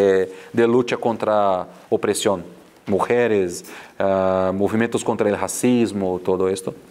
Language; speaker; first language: Spanish; non-native, fluent; Portuguese